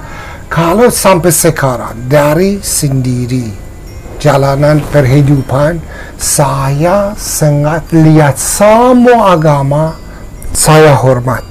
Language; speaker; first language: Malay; non-native, learner; Persian